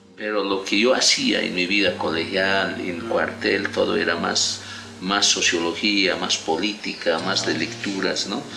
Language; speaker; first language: Spanish; non-native, local second language; Aymara